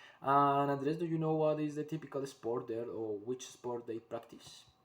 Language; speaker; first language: English; non-native, learner; Spanish